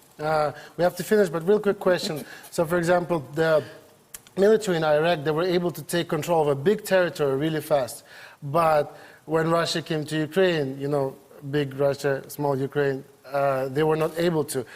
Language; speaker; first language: English; non-native, fluent; Ukrainian